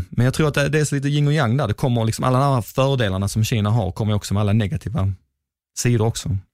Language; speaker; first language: Swedish; native; Swedish